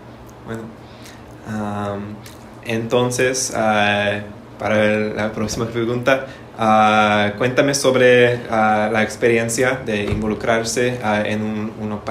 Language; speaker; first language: Spanish; non-native, learner; English